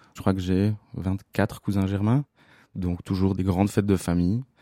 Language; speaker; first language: French; native; French